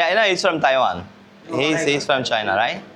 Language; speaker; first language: English; non-native, learner; Hindi